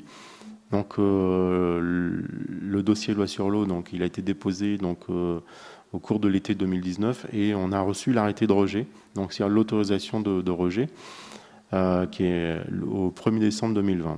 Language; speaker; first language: French; native; French